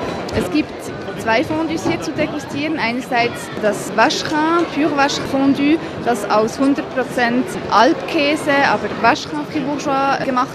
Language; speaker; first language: German; native; German